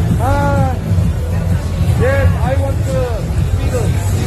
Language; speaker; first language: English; non-native, learner; Korean